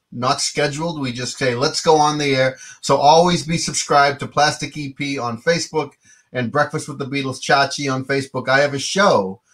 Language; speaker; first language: English; native; English